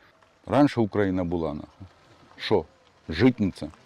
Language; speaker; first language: Ukrainian; non-native, local second language; Russian